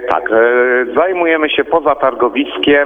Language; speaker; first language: Polish; native; Polish